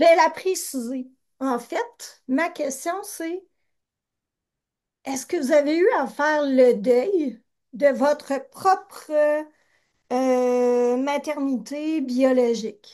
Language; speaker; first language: French; native; French